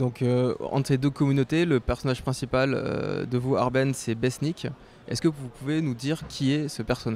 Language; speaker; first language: French; native; French